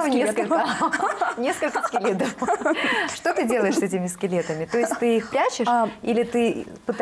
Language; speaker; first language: Russian; native; Russian